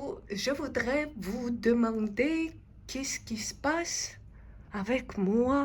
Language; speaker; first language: French; non-native, fluent; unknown